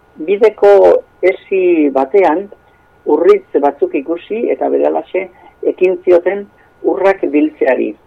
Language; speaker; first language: Basque; non-native, local second language; Spanish